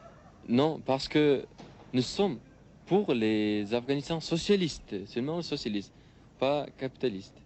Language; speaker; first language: French; non-native, learner; Uzbek